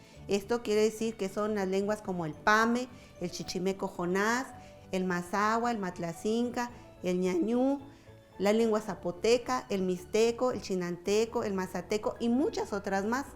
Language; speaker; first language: Spanish; native; Spanish